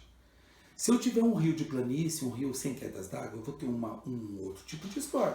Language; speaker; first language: Portuguese; native; Portuguese